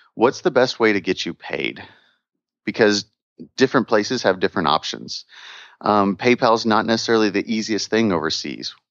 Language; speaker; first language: English; native; English